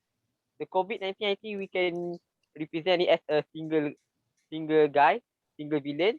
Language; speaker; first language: English; non-native, learner; Malay